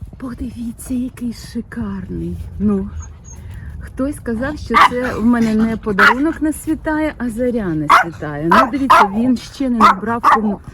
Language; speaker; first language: Ukrainian; native; Ukrainian